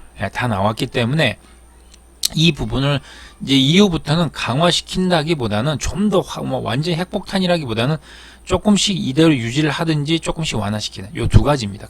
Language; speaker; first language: Korean; native; Korean